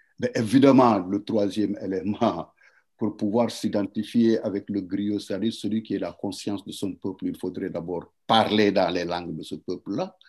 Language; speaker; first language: French; non-native, local second language; Wolof